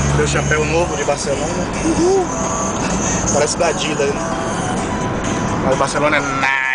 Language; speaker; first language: Portuguese; native; Portuguese